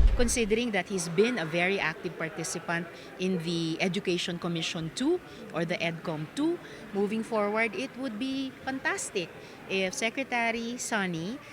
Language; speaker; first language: English; non-native, local second language; Filipino